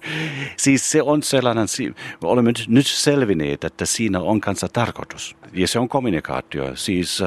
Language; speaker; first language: Finnish; non-native, fluent; German